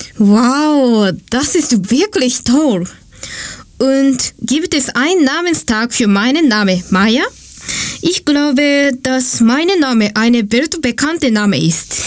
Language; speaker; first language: German; non-native, learner; Japanese